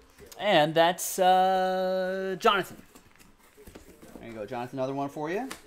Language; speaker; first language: English; native; English